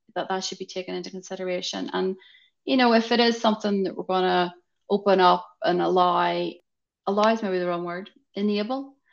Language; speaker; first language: English; native; English